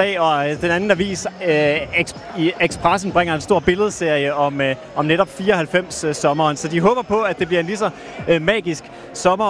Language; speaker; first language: Danish; native; Danish